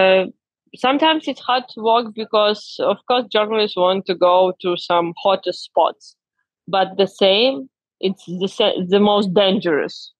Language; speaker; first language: English; non-native, learner; Ukrainian